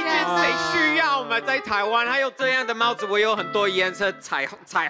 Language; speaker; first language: Chinese; non-native, fluent; English